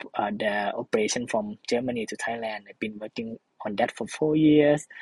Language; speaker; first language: English; non-native, fluent; Thai